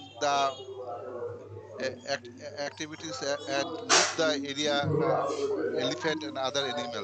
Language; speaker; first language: English; non-native, learner; Bangla